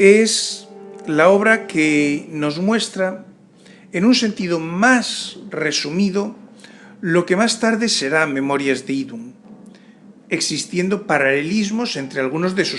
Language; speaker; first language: Spanish; native; Spanish